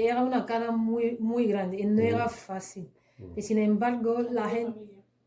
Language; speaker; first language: Spanish; non-native, fluent; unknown